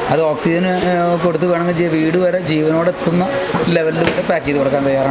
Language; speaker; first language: Malayalam; native; Malayalam